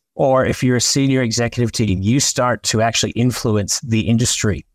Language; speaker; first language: English; native; English